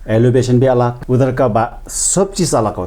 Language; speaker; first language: Hindi; non-native, fluent; Sherpa